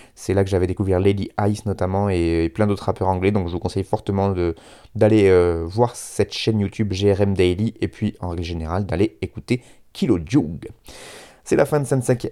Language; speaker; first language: French; native; French